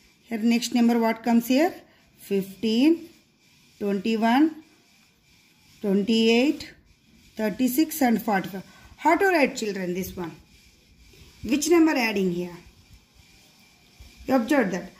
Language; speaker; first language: English; non-native, local second language; Kannada